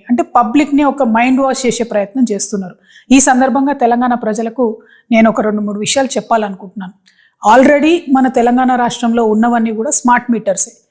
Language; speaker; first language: Telugu; native; Telugu